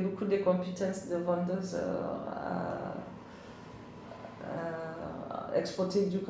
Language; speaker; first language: French; non-native, learner; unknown